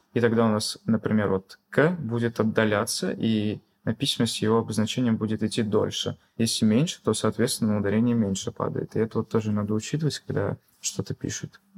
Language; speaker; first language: Russian; early bilingual, other home language; Armenian